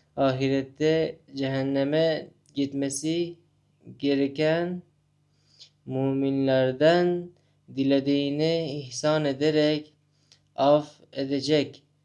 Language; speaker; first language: Turkish; non-native, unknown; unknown